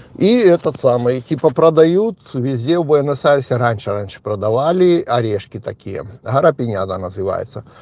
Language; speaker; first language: Russian; native; Russian